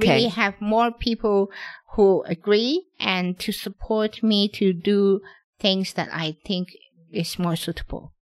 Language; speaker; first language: English; non-native, local second language; Cantonese